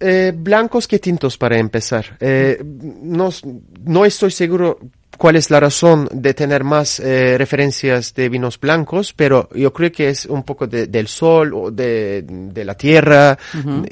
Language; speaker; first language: Spanish; non-native, fluent; Turkish